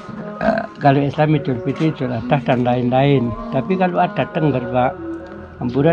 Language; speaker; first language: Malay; non-native, local second language; Javanese